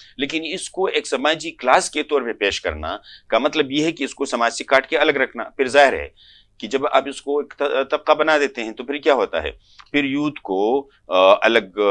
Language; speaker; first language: Urdu; non-native, local second language; Pashto